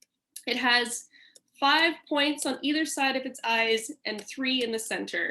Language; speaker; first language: English; native; English